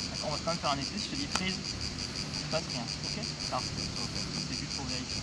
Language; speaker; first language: French; native; French